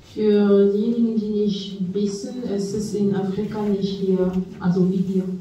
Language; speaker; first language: German; non-native, fluent; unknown